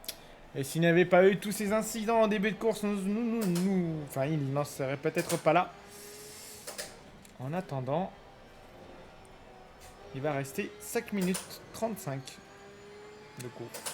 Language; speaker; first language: French; native; French